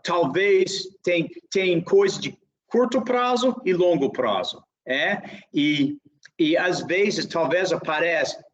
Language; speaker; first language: Portuguese; non-native, fluent; English